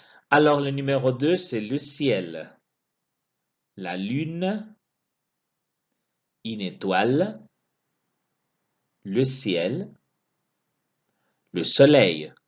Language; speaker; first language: French; non-native, fluent; Spanish